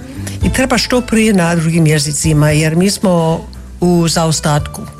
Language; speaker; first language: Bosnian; non-native, fluent; English